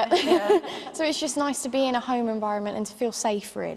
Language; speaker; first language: English; native; English